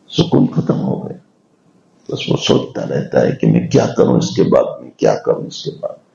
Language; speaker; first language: Urdu; non-native, local second language; Gujarati